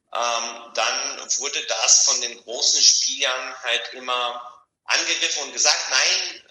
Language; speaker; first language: German; non-native, fluent; Bulgarian